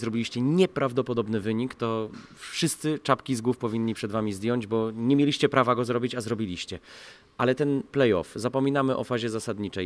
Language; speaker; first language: Polish; native; Polish